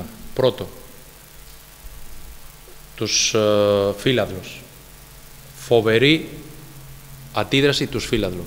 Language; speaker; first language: Greek; non-native, fluent; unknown